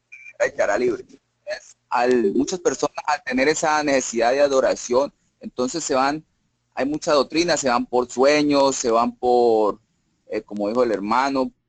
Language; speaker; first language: Spanish; native; Spanish